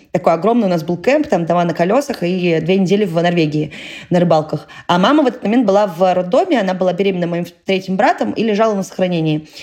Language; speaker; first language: Russian; native; Russian